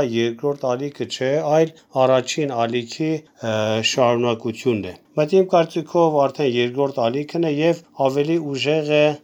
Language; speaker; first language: Armenian; early bilingual, heritage; Armenian